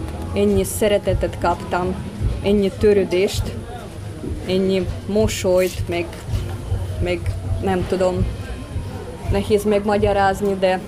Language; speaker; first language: Hungarian; non-native, fluent; Russian